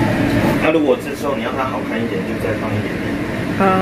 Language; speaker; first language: Chinese; native; Chinese